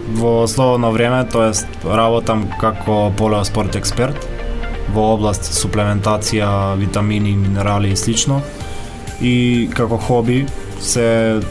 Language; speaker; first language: Macedonian; native; Macedonian